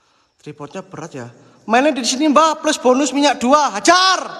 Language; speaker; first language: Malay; non-native, local second language; Javanese